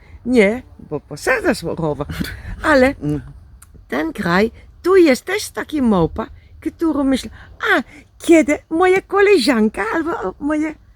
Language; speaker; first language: Polish; non-native, learner; Dutch